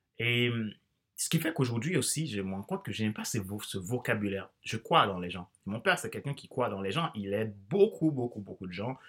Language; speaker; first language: French; non-native, local second language; Haitian Creole